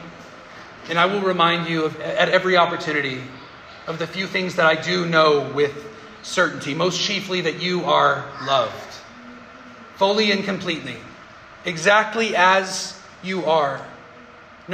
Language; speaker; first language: English; native; English